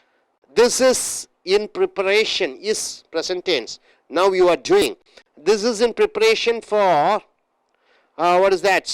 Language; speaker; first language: English; non-native, local second language; Tamil